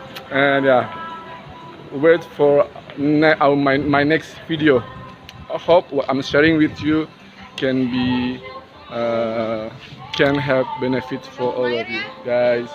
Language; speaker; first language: English; non-native, fluent; Indonesian